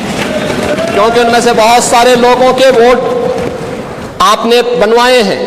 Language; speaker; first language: Hindi; native; Hindi